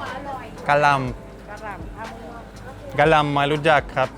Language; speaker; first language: Thai; non-native, learner; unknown